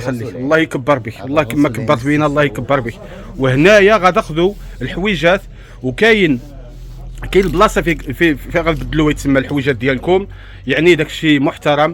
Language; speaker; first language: Arabic; native; Arabic